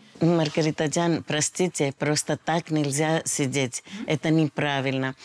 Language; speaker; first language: Russian; non-native, fluent; Hindi